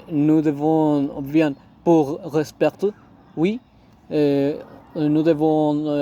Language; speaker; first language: French; non-native, learner; Spanish